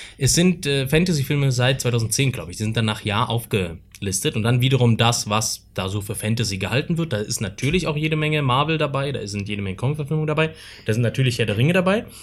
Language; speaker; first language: German; native; German